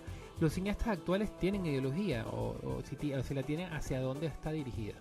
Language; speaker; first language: Spanish; native; Spanish